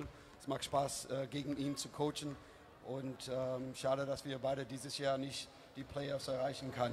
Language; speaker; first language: German; non-native, fluent; English